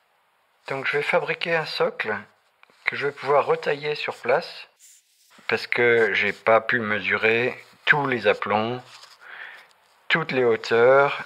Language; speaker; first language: French; native; French